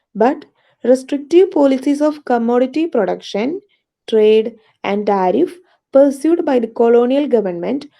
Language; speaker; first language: English; non-native, local second language; Malayalam